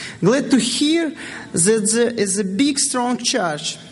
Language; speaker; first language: English; non-native, learner; Russian